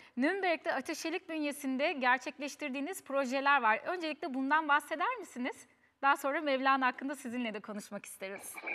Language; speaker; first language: Turkish; early bilingual, heritage; Turkish